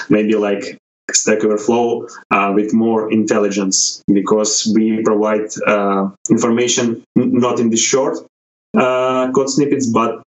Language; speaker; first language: English; non-native, fluent; Ukrainian